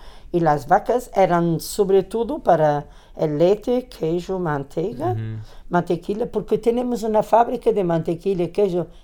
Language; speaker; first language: Spanish; non-native, fluent; Portuguese